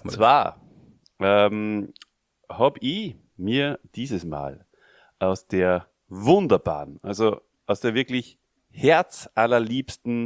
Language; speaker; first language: German; native; German